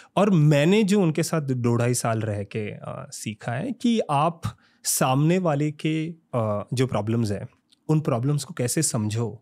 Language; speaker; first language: Hindi; native; Hindi